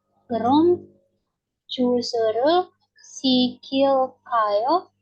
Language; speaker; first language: Korean; non-native, learner; Indonesian